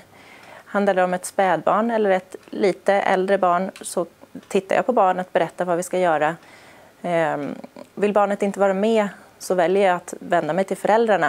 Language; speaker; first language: Swedish; native; Swedish